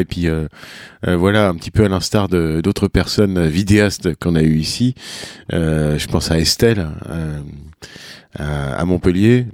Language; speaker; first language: French; native; French